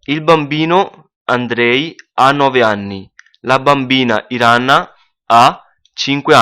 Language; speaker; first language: Italian; non-native, fluent; Punjabi